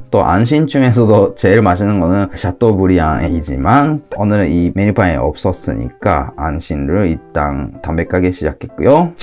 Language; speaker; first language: Korean; non-native, fluent; Japanese